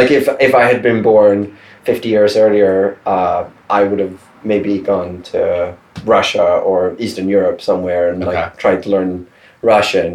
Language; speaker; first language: English; non-native, fluent; Swedish